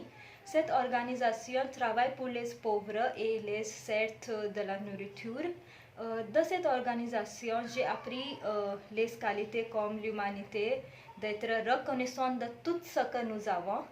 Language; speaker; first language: French; non-native, fluent; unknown